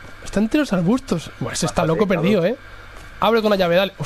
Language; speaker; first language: Spanish; native; Spanish